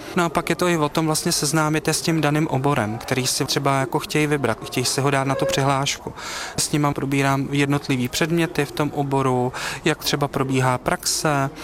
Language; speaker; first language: Czech; native; Czech